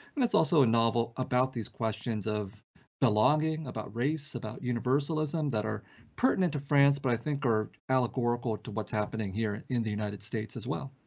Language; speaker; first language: English; early bilingual, other home language; Vietnamese